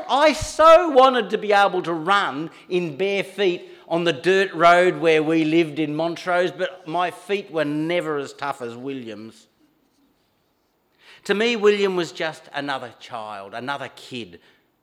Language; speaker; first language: English; native; English